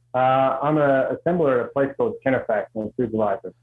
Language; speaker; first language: English; native; English